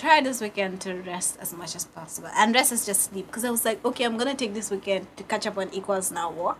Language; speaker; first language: English; non-native, local second language; Wolof